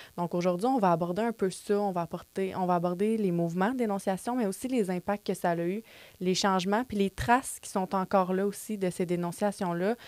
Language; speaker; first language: French; native; French